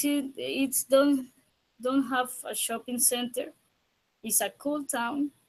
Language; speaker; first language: English; non-native, learner; Spanish